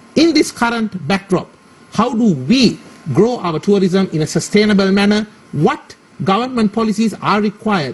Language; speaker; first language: English; non-native, local second language; Sinhala